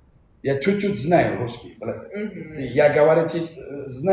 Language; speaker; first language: Russian; non-native, learner; Uzbek